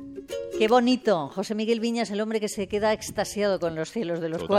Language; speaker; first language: Spanish; native; Spanish